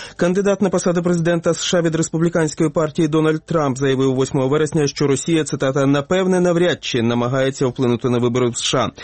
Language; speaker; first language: Ukrainian; native; Ukrainian